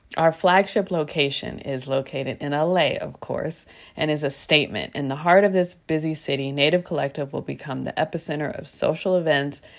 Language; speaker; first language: English; native; English